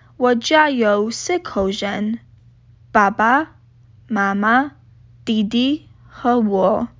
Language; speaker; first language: Chinese; non-native, learner; Polish